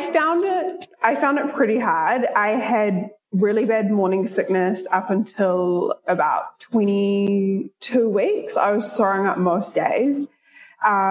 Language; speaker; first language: English; native; English